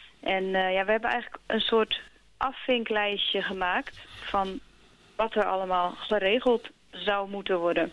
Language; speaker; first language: Dutch; native; Dutch